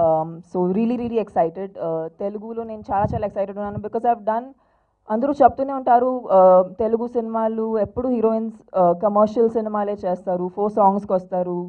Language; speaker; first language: Telugu; non-native, fluent; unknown